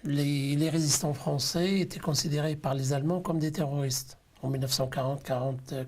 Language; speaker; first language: French; non-native, local second language; Arabic